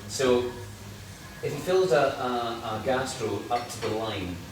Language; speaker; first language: English; native; English